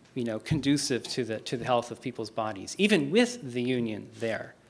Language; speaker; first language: English; native; English